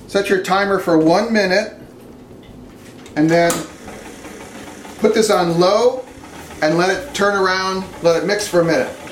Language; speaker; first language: English; native; English